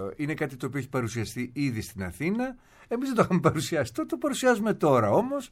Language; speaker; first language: Greek; native; Greek